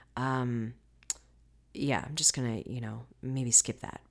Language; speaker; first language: English; native; English